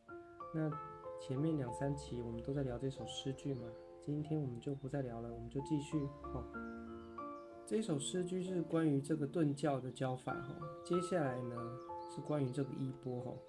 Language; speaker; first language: Chinese; native; Chinese